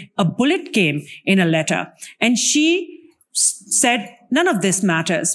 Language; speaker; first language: English; non-native, local second language; Urdu